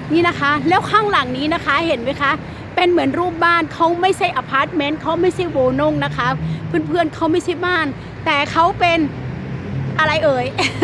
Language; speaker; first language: Thai; native; Thai